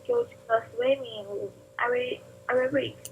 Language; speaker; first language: English; non-native, learner; Chinese